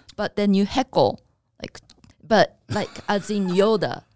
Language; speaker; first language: English; non-native, fluent; Japanese